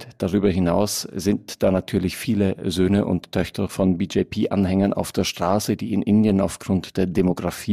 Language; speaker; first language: German; native; German